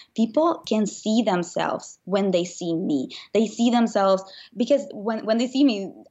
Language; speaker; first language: English; non-native, fluent; Spanish